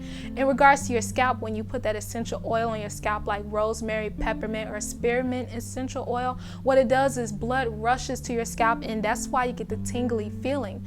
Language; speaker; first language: English; native; English